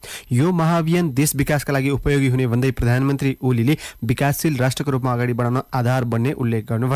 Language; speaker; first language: Nepali; native; Nepali